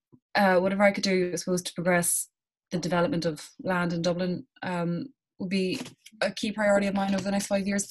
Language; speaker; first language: English; native; English